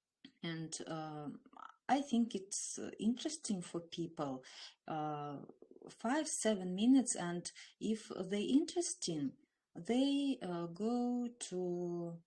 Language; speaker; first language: English; non-native, learner; Russian